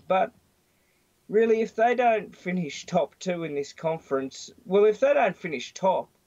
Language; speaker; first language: English; native; English